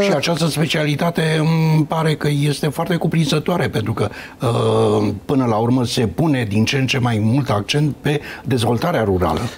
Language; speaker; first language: Romanian; native; Romanian